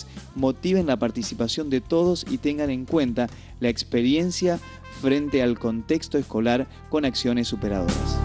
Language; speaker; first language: Spanish; native; Spanish